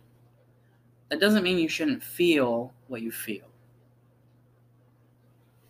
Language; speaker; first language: English; native; English